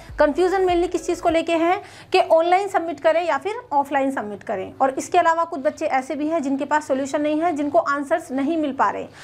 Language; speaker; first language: Hindi; native; Hindi